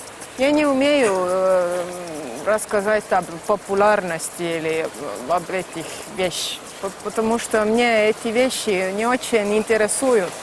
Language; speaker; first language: Russian; non-native, learner; Estonian